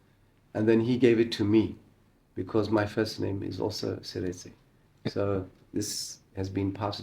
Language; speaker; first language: English; non-native, local second language; Tswana